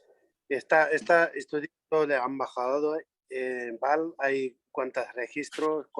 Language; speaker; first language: Spanish; non-native, learner; Nepali